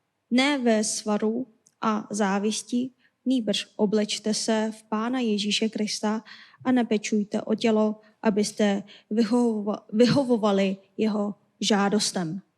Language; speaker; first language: Czech; non-native, fluent; Korean